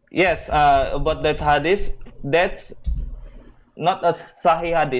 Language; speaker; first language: English; non-native, learner; Indonesian